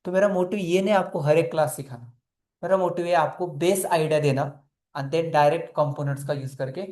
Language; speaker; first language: Hindi; non-native, local second language; Marathi